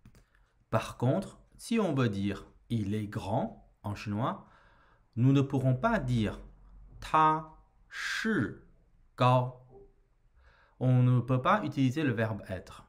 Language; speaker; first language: French; non-native, fluent; Chinese